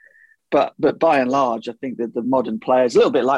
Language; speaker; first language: English; native; English